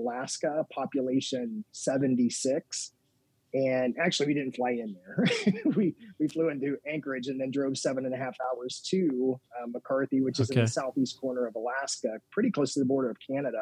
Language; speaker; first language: English; native; English